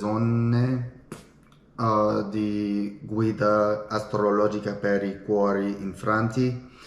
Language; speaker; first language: Italian; non-native, learner; English